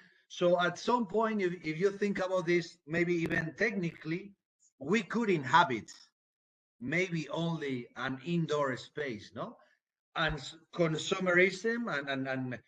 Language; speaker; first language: English; non-native, fluent; Spanish